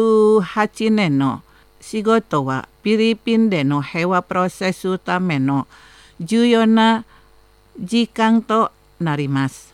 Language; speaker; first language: Japanese; non-native, fluent; Indonesian